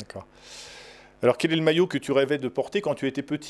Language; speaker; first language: French; native; French